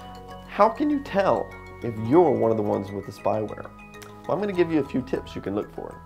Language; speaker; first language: English; native; English